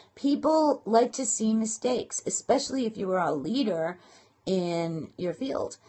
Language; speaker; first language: English; native; English